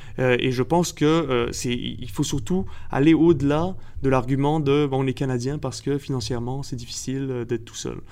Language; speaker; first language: French; early bilingual, other home language; Spanish